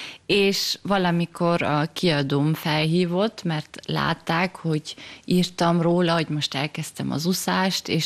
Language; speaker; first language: Hungarian; early bilingual, heritage; German